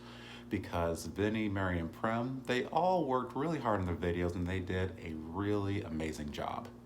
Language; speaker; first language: English; native; English